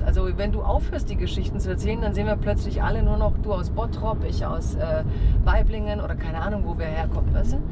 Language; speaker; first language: German; early bilingual, other home language; Croatian